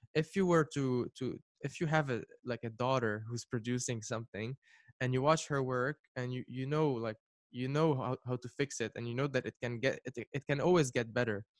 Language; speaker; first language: English; non-native, fluent; Arabic